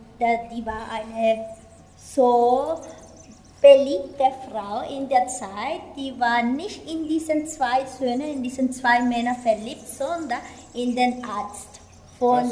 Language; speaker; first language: German; non-native, fluent; Spanish